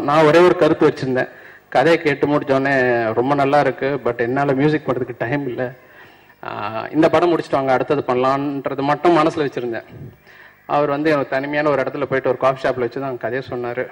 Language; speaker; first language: Tamil; native; Tamil